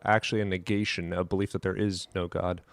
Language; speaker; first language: English; native; English